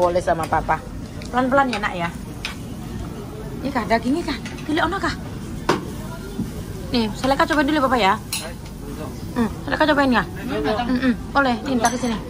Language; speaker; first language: Indonesian; non-native, local second language; Javanese